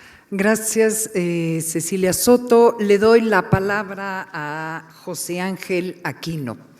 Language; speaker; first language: Spanish; native; Spanish